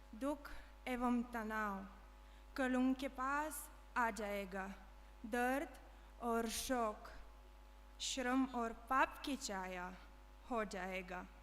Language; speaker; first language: Hindi; non-native, learner; Bulgarian